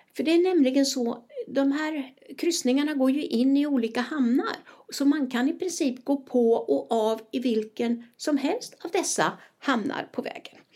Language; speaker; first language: Swedish; native; Swedish